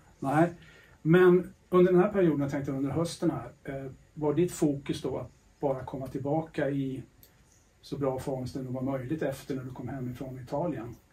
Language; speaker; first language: Swedish; native; Swedish